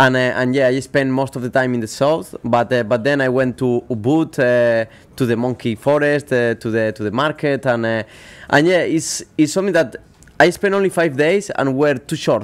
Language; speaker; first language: English; non-native, fluent; Spanish